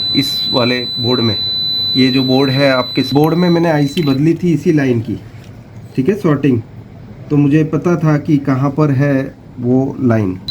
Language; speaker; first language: Hindi; non-native, local second language; Gujarati